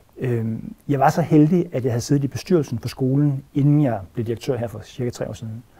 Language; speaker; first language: Danish; native; Danish